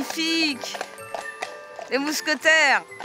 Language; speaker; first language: French; native; French